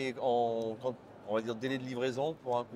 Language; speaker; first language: French; native; French